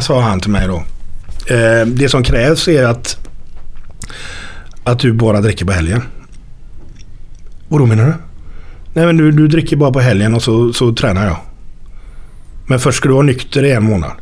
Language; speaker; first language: Swedish; native; Swedish